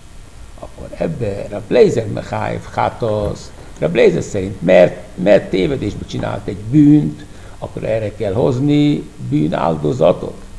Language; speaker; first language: Hungarian; non-native, fluent; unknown